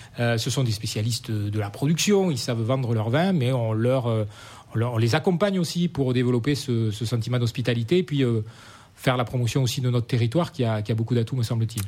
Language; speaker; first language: French; native; French